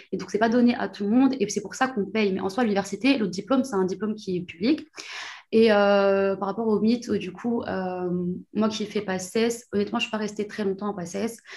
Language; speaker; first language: French; non-native, local second language; Arabic